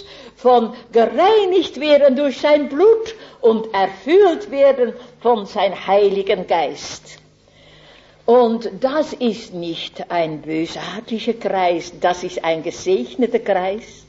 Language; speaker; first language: German; non-native, fluent; Dutch